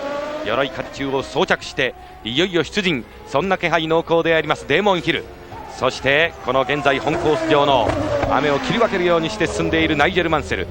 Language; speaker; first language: Japanese; native; Japanese